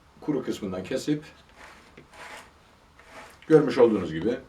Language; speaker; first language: Turkish; native; Turkish